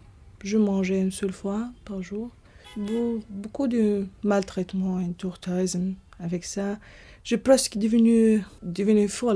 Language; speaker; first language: French; non-native, learner; Arabic